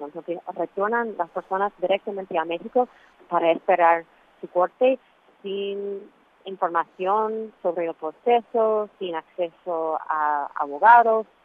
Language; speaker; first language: Spanish; non-native, fluent; English